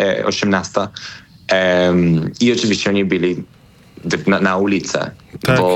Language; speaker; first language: Polish; non-native, learner; Spanish